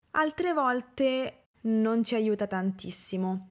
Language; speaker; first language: Italian; native; Italian